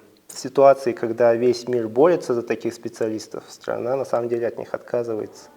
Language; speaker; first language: Russian; native; Russian